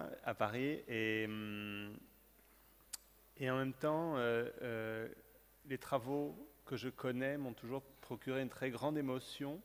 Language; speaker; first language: French; native; French